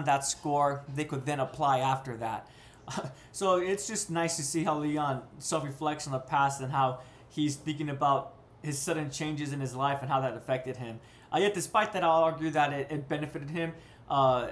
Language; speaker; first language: English; native; English